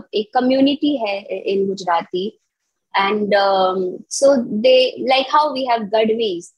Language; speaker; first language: English; non-native, local second language; Gujarati